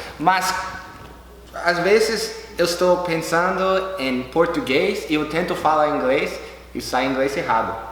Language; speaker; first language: Portuguese; non-native, fluent; English